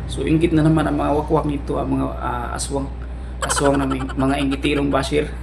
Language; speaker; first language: Filipino; non-native, local second language; Cebuano